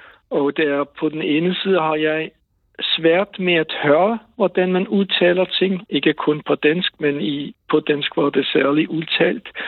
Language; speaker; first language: Danish; non-native, fluent; Swiss German